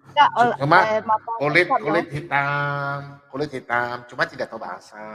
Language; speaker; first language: Indonesian; native; Indonesian